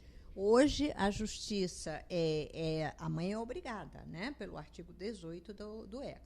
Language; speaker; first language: Portuguese; native; Portuguese